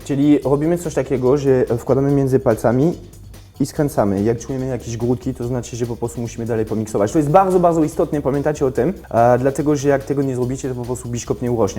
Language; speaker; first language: Polish; non-native, fluent; French